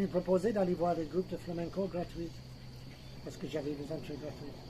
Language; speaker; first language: French; non-native, fluent; English